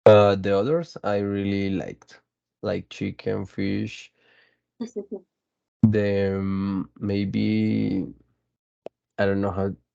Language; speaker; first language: English; non-native, fluent; Spanish